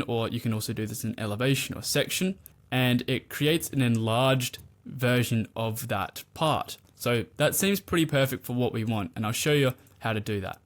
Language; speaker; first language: English; native; English